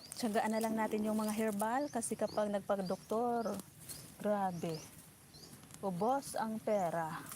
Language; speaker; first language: Filipino; non-native, local second language; Bikol